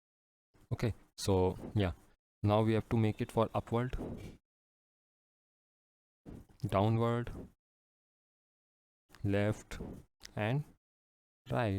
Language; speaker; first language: English; non-native, local second language; Hindi